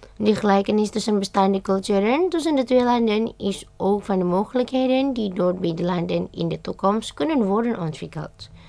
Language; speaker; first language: Dutch; non-native, fluent; Indonesian